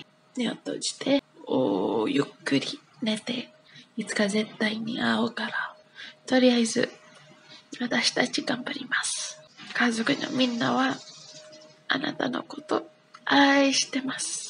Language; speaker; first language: Japanese; non-native, learner; English